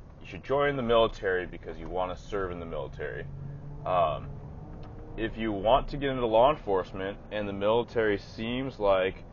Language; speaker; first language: English; native; English